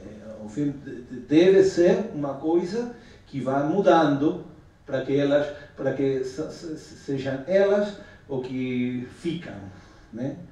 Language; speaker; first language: Portuguese; non-native, fluent; Spanish